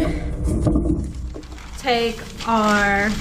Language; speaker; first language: English; native; English